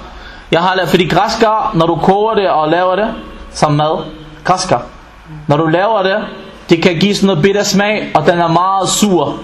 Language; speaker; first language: Danish; non-native, fluent; Arabic